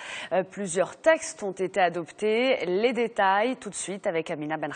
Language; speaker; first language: French; non-native, local second language; Arabic